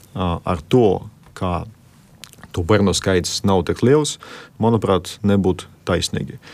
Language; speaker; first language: Latvian; non-native, local second language; Russian